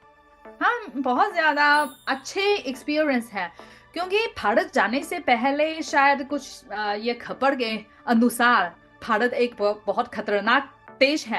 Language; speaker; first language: Hindi; non-native, learner; Chinese